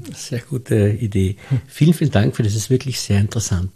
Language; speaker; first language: German; native; German